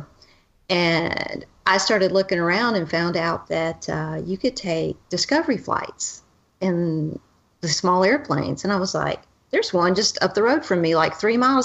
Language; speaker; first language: English; native; English